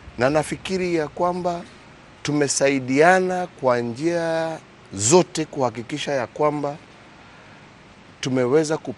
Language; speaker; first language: Swahili; non-native, local second language; Kikuyu